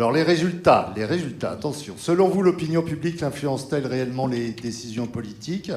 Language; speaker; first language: French; native; French